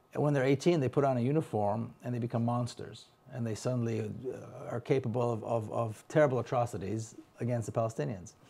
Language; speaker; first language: English; non-native, fluent; Hebrew